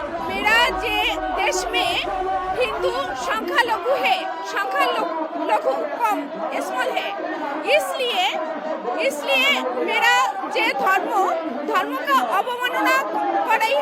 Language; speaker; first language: Hindi; non-native, local second language; Bangla